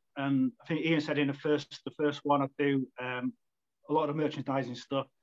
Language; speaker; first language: English; native; English